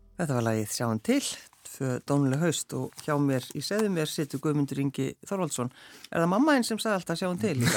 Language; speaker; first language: Icelandic; native; Icelandic